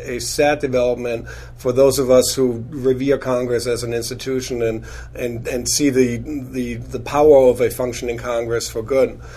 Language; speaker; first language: English; non-native, fluent; German